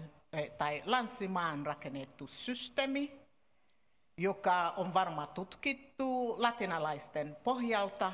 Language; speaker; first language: Finnish; non-native, learner; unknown